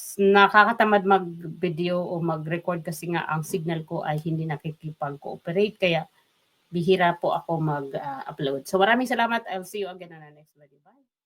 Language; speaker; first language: Filipino; non-native, local second language; Waray